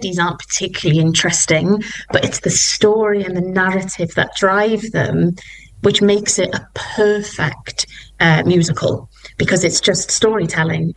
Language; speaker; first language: English; non-native, local second language; Welsh